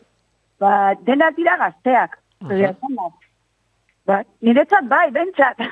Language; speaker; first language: Basque; non-native, local second language; Spanish